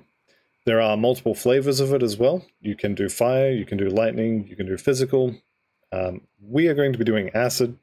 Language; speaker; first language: English; native; English